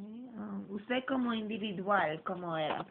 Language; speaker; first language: Spanish; early bilingual, heritage; English